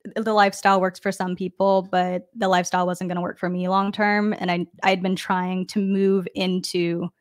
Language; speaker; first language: English; native; English